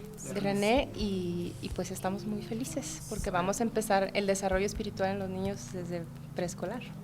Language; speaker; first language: Spanish; native; Spanish